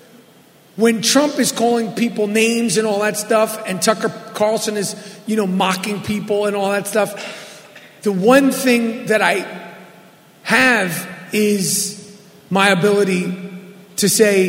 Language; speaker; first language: English; native; English